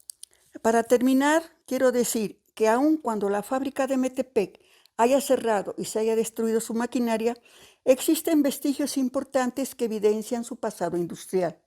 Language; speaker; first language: Spanish; native; Spanish